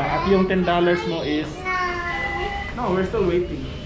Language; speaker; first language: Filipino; non-native, local second language; Cebuano